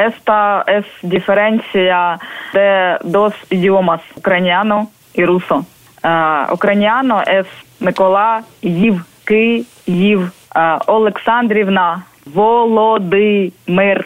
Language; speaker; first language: Spanish; non-native, learner; Ukrainian